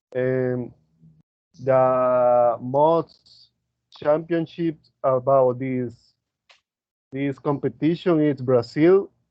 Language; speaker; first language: English; non-native, learner; Spanish